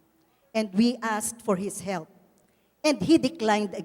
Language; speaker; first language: English; non-native, local second language; Filipino